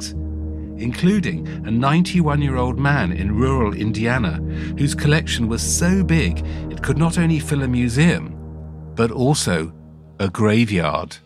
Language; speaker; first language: English; native; English